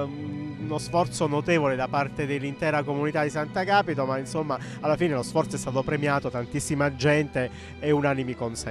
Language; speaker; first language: Italian; native; Italian